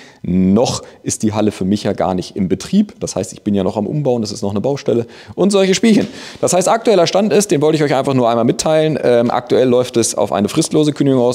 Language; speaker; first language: German; native; German